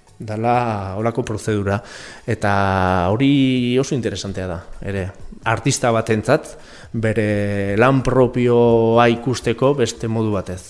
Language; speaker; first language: Basque; non-native, local second language; Spanish